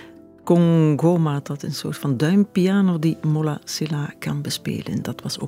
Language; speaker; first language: Dutch; native; Dutch